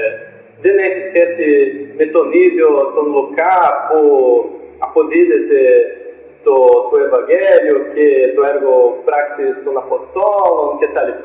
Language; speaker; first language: Greek; non-native, fluent; Portuguese